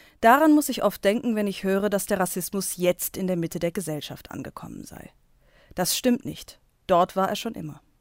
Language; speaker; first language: German; native; German